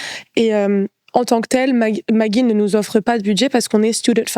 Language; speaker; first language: French; native; French